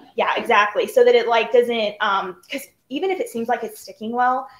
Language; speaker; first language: English; native; English